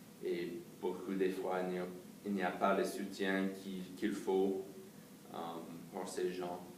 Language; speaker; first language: French; non-native, fluent; English